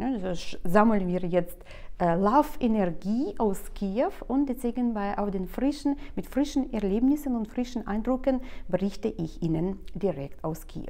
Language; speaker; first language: German; non-native, fluent; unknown